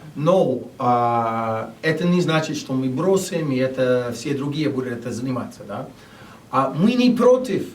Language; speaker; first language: Russian; non-native, fluent; English